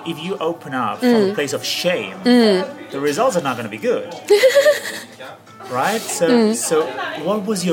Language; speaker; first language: English; non-native, fluent; Catalan